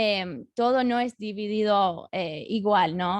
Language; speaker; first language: Spanish; non-native, fluent; English